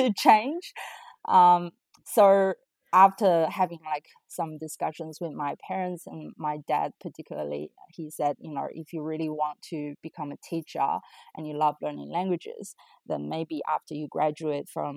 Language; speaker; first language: English; non-native, fluent; Chinese